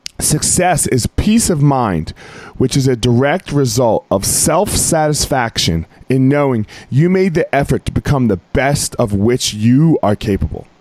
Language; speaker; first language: English; native; English